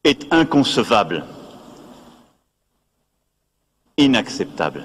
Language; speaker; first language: French; native; French